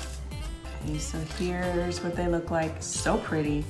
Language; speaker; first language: English; native; English